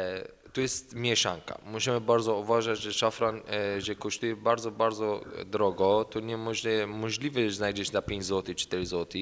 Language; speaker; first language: Polish; non-native, learner; Persian